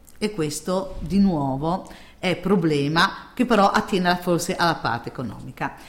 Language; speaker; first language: Italian; native; Italian